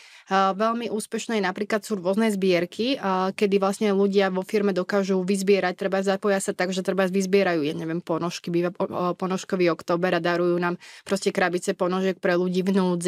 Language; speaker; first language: Slovak; native; Slovak